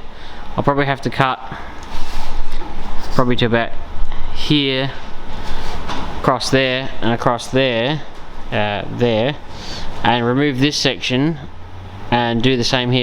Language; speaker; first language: English; native; English